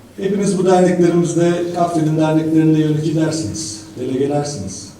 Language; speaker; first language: Turkish; native; Turkish